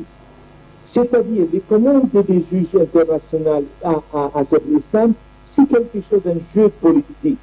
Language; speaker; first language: French; non-native, learner; Arabic